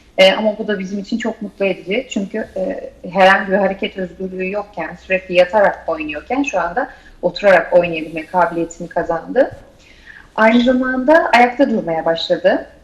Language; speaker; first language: Turkish; native; Turkish